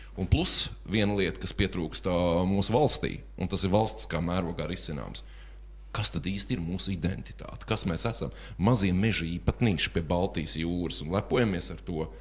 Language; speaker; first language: Latvian; native; Latvian